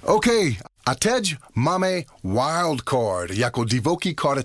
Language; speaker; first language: Czech; non-native, learner; English